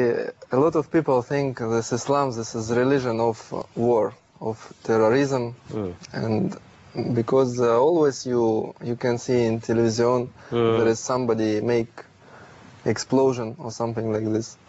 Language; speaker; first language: English; non-native, learner; Russian